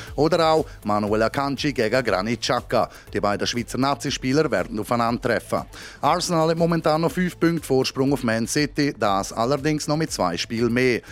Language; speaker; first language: German; native; German